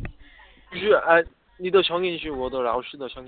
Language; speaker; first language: Chinese; non-native, learner; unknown